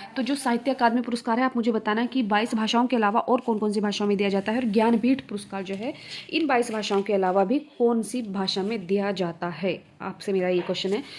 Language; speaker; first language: Hindi; native; Hindi